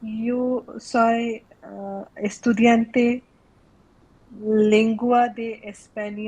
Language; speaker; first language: Spanish; non-native, learner; Bangla